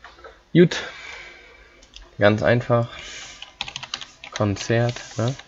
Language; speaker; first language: German; non-native, fluent; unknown